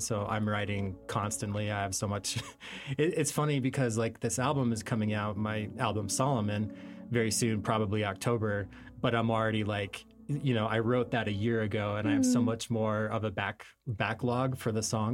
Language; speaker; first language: English; native; English